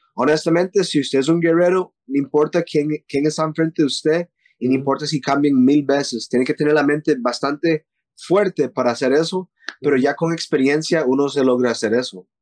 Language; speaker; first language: Spanish; early bilingual, heritage; Spanish